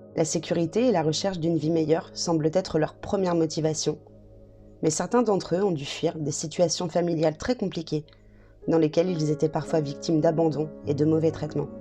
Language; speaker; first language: French; native; French